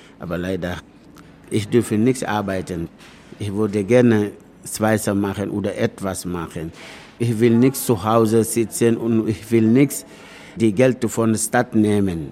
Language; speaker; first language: German; non-native, learner; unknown